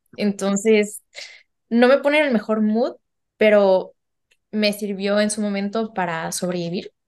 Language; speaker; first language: Spanish; native; Spanish